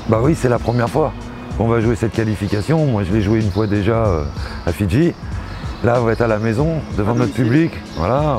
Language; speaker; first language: French; native; French